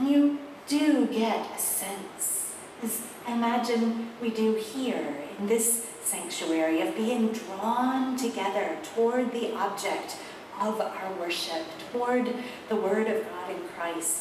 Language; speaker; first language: English; native; English